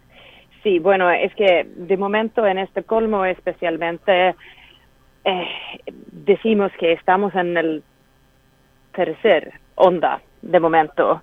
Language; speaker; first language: Spanish; non-native, fluent; Swedish